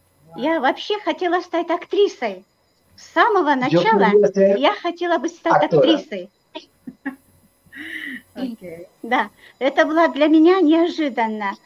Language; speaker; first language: Russian; non-native, local second language; Kyrgyz